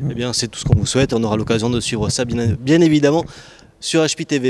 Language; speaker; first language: French; native; French